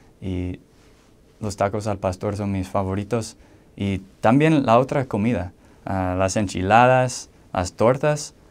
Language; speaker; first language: Spanish; non-native, fluent; English